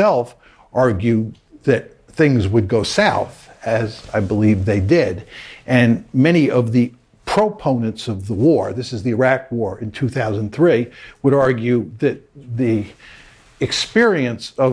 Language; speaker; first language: English; native; English